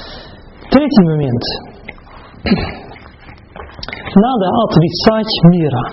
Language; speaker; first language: Russian; non-native, fluent; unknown